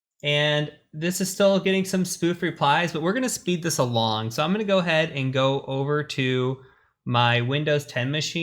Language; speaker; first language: English; native; English